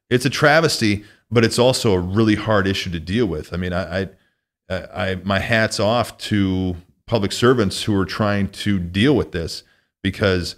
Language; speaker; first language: English; native; English